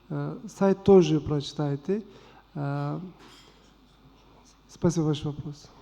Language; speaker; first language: Russian; non-native, learner; Uzbek